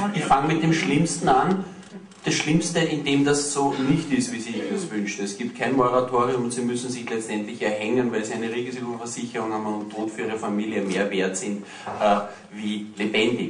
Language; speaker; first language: German; native; German